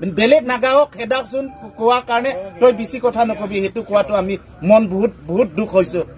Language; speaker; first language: Assamese; non-native, local second language; Karbi